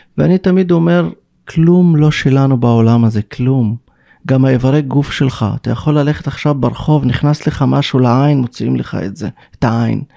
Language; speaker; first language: Hebrew; non-native, local second language; Arabic